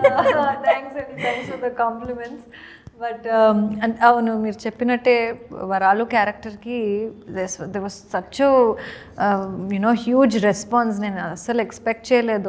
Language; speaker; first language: Telugu; non-native, learner; Kannada